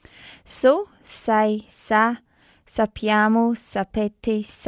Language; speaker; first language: Italian; non-native, learner; English